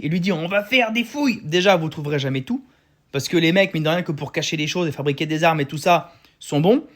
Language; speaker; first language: French; native; French